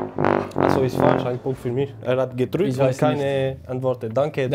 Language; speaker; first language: German; non-native, learner; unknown